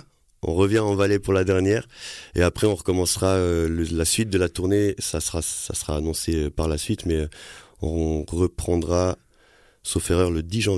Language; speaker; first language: French; native; French